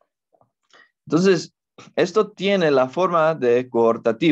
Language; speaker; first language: Spanish; non-native, fluent; English